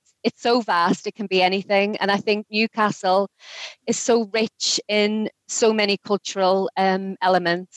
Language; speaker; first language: English; native; English